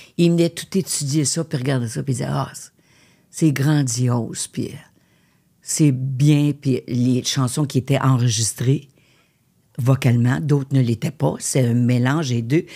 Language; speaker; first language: French; native; French